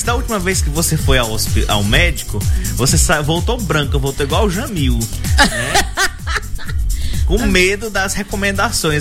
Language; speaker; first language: Portuguese; native; Portuguese